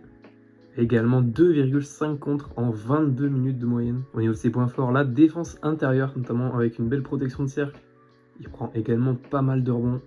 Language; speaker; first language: French; native; French